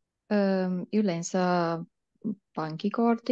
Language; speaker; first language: Finnish; non-native, learner; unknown